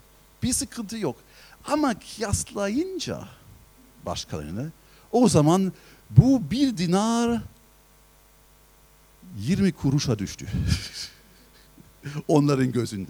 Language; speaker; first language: Turkish; non-native, fluent; German